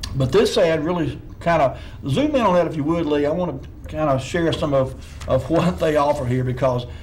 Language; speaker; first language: English; native; English